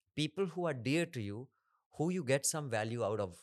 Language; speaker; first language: English; non-native, local second language; Hindi